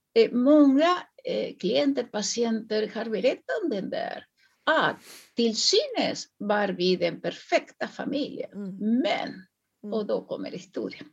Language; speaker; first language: Swedish; non-native, fluent; Spanish